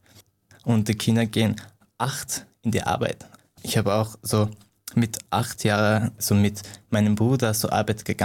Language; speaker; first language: German; non-native, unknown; Persian